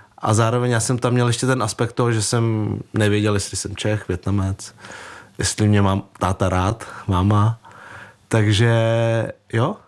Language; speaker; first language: Czech; early bilingual, other home language; Vietnamese